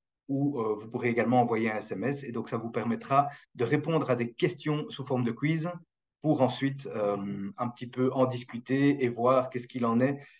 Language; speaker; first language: French; native; French